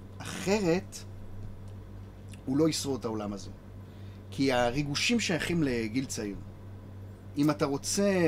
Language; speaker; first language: Hebrew; native; Hebrew